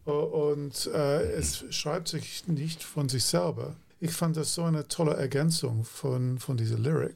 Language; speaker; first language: German; non-native, fluent; English